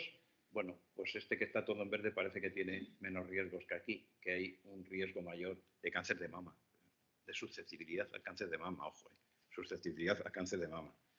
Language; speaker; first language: Spanish; native; Spanish